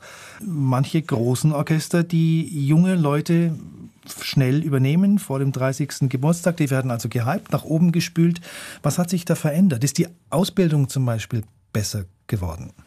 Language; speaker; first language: German; native; German